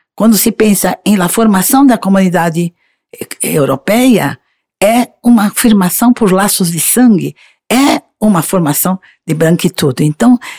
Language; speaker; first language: Spanish; non-native, learner; Portuguese